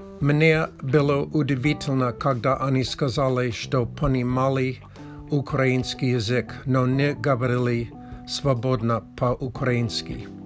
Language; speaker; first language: Russian; non-native, learner; English